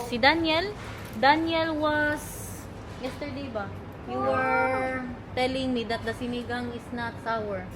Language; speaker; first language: English; non-native, local second language; Filipino